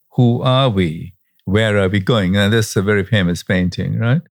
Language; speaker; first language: English; non-native, local second language; Sinhala